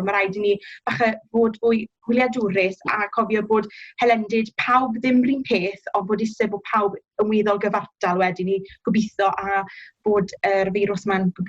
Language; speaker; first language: Welsh; native; Welsh